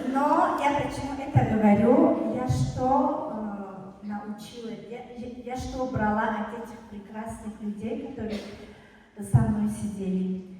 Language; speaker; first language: Russian; non-native, fluent; Tajik